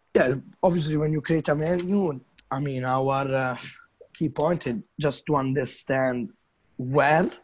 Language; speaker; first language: English; non-native, fluent; Italian